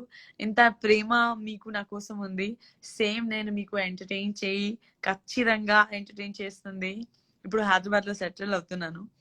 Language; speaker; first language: Telugu; non-native, learner; Gujarati